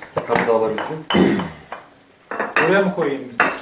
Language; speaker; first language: Turkish; early bilingual, heritage; Norwegian